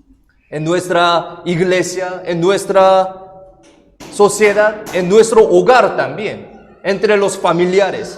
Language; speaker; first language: Spanish; non-native, fluent; Korean